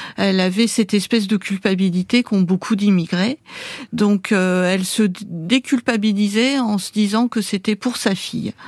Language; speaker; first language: French; early bilingual, other home language; Armenian